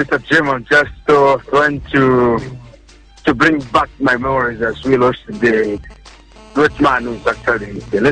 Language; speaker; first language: English; non-native, local second language; Bemba